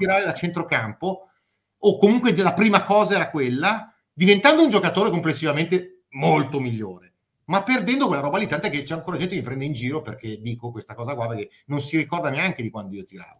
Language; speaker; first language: Italian; native; Italian